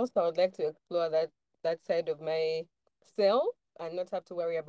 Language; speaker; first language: English; non-native, local second language; Ganda